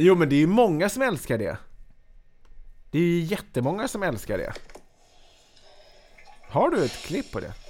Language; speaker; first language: Swedish; native; Swedish